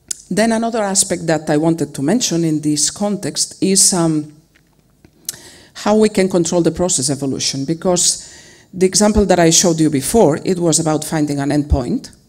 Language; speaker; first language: English; non-native, fluent; Spanish